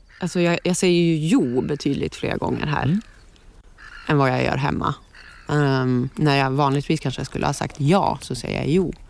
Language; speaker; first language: Swedish; native; Swedish